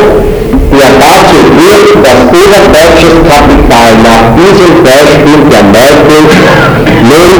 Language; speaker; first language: German; native; German